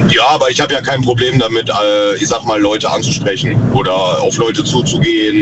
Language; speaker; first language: German; native; German